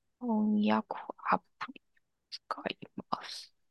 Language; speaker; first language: Japanese; non-native, learner; Chinese